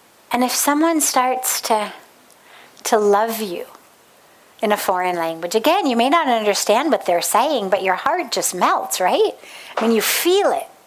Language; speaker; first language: English; native; English